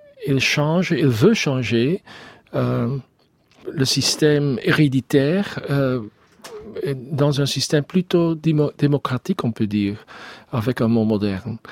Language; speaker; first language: French; non-native, learner; Dutch